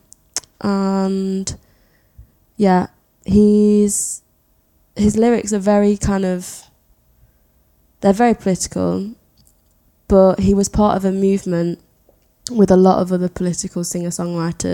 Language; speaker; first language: English; native; English